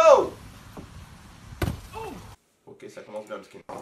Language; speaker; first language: French; native; French